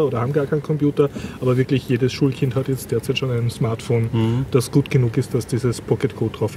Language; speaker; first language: German; native; German